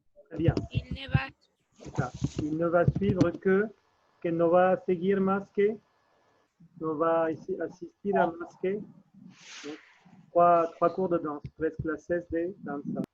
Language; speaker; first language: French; non-native, fluent; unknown